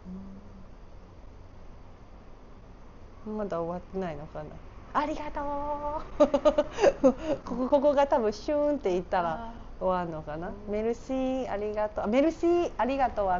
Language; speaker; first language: Japanese; native; Japanese